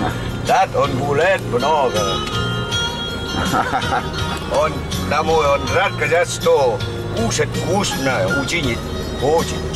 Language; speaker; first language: Russian; non-native, learner; Vietnamese